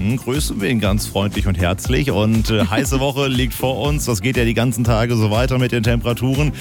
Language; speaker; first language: German; native; German